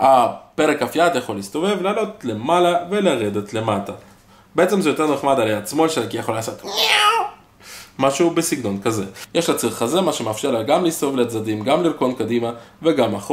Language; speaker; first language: Hebrew; native; Hebrew